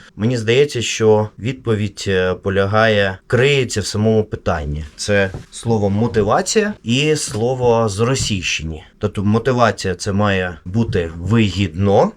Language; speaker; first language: Ukrainian; non-native, local second language; Russian